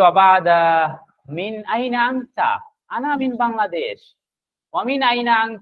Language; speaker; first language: Arabic; non-native, fluent; Bangla